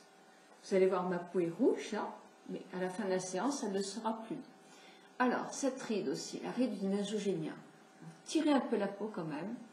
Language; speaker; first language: French; native; French